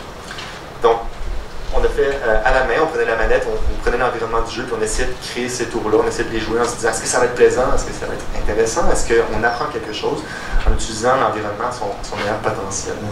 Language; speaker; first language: French; native; French